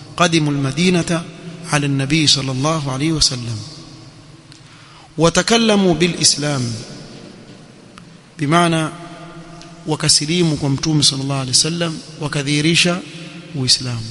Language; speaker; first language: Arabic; non-native, fluent; Swahili